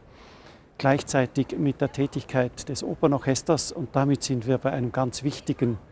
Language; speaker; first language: German; native; German